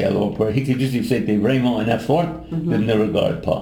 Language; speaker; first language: French; non-native, learner; English